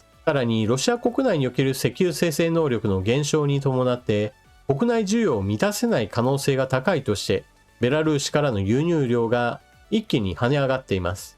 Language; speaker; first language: Japanese; native; Japanese